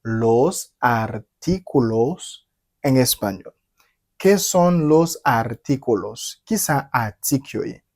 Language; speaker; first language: Spanish; non-native, fluent; Haitian Creole